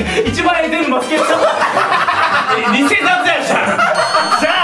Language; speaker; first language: Japanese; native; Japanese